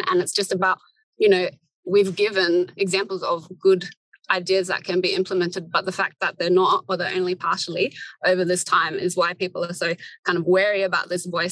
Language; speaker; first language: English; native; English